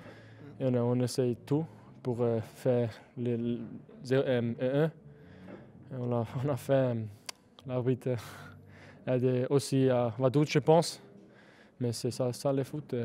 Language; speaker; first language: French; non-native, learner; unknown